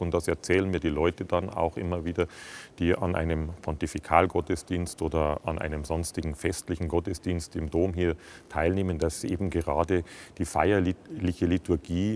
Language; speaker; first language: German; native; German